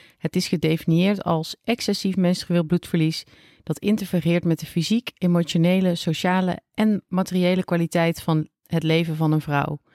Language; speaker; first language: Dutch; native; Dutch